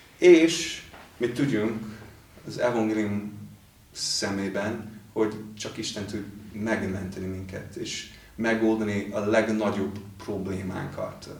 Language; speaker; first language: Hungarian; non-native, fluent; English